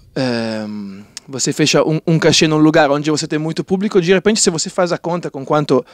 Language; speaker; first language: Portuguese; non-native, fluent; Italian